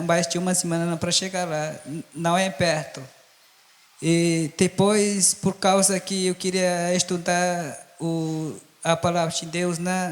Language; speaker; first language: Portuguese; non-native, local second language; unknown